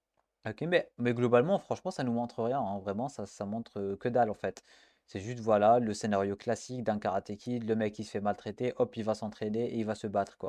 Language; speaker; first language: French; native; French